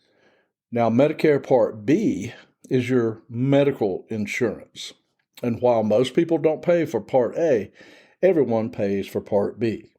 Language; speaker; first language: English; native; English